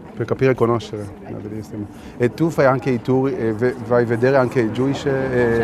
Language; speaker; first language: Italian; non-native, learner; Hebrew